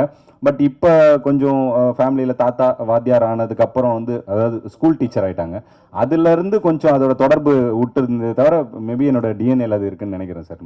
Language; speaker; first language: Tamil; native; Tamil